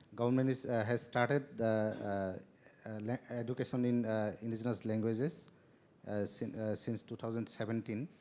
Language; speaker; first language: English; non-native, local second language; Kok Borok